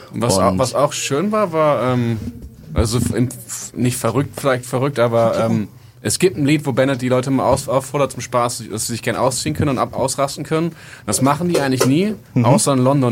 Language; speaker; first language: German; native; German